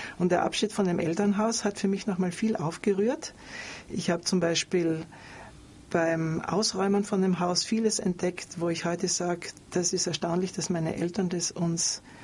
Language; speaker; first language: German; native; German